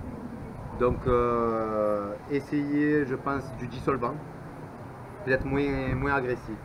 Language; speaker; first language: French; native; French